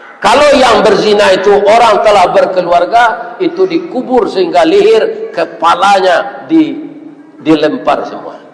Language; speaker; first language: Malay; non-native, local second language; Minangkabau